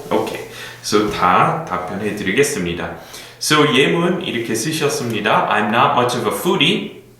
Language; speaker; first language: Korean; non-native, fluent; English